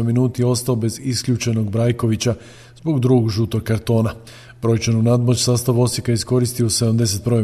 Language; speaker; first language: Bosnian; native; Bosnian